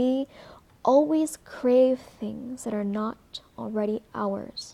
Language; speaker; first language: English; early bilingual, other home language; Marathi